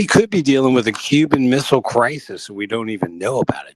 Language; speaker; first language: English; native; English